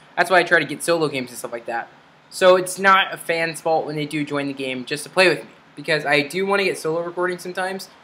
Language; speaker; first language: English; native; English